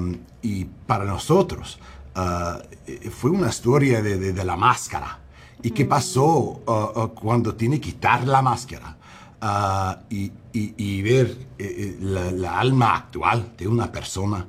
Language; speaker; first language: Spanish; non-native, learner; English